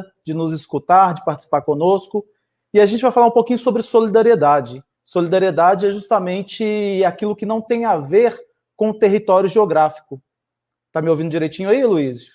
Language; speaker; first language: Portuguese; native; Portuguese